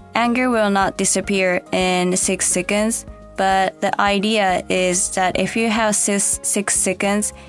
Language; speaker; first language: English; non-native, fluent; Japanese